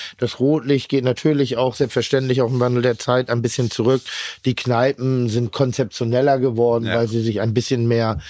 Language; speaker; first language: German; native; German